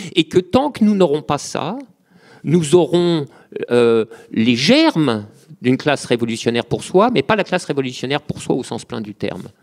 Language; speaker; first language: French; native; French